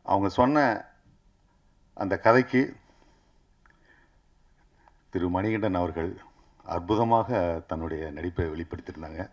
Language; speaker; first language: Tamil; native; Tamil